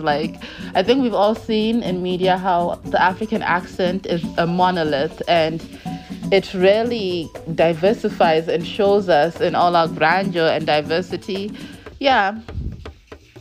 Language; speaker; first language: English; non-native, local second language; Shona